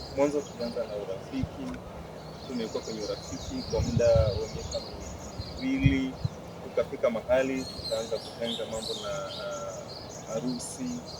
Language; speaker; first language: Swahili; non-native, local second language; Luyia